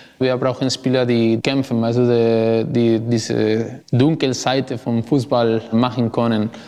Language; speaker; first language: German; non-native, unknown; Spanish